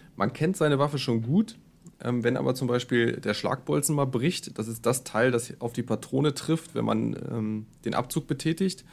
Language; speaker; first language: German; native; German